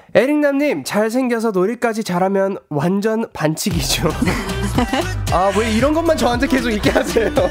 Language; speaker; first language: Korean; early bilingual, heritage; Korean